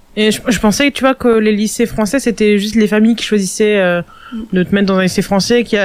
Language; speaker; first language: French; native; French